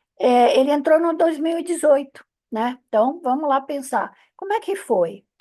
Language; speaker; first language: Portuguese; non-native, fluent; Italian